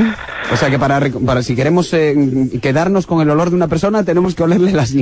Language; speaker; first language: Spanish; native; Spanish